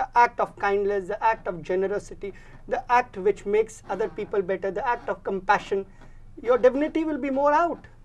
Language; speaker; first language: English; non-native, local second language; Hindi